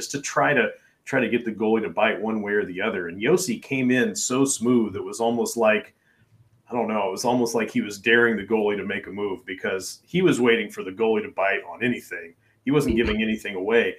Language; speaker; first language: English; native; English